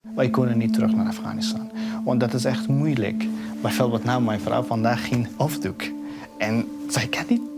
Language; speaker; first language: Dutch; non-native, learner; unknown